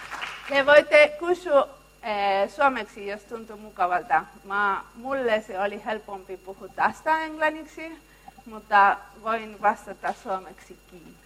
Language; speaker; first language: Finnish; non-native, learner; Spanish